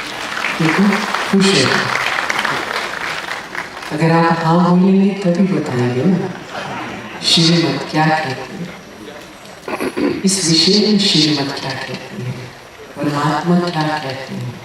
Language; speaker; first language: Hindi; native; Hindi